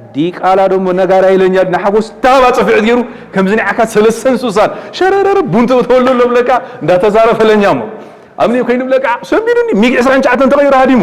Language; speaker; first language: Tigrinya; native; Tigrinya